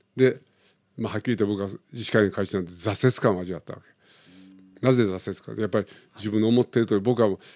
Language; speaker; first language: Japanese; early bilingual, other home language; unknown